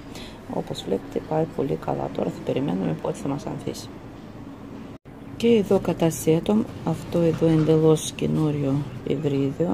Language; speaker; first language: Greek; non-native, fluent; Russian